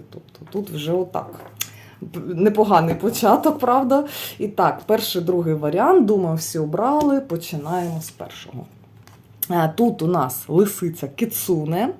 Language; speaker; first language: Ukrainian; non-native, local second language; Russian